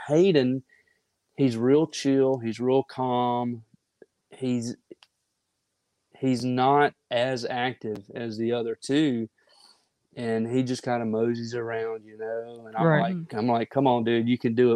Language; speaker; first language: English; native; English